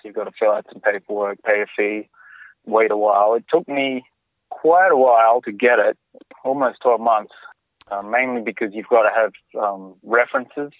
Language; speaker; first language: English; native; English